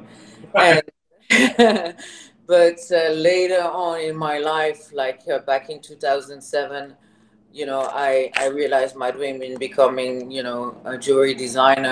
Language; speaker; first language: English; non-native, fluent; French